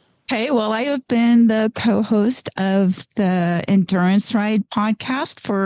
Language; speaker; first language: English; native; English